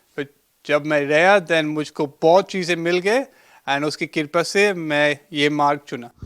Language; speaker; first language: Hindi; early bilingual, heritage; Hindi